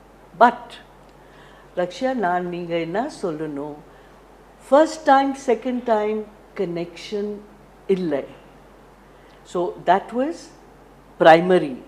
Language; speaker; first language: Tamil; non-native, learner; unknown